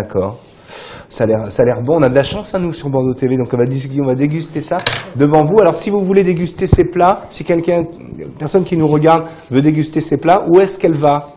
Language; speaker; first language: French; native; French